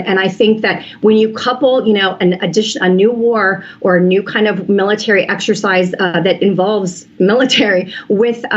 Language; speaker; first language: English; native; English